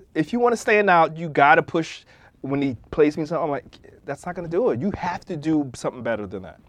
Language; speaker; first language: English; native; English